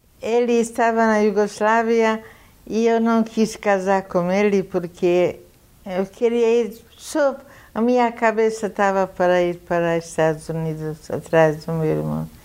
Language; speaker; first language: Portuguese; non-native, fluent; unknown